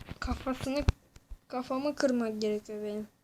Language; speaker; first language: Turkish; native; Turkish